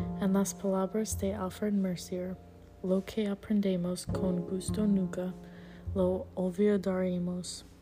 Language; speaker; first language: Spanish; non-native, learner; English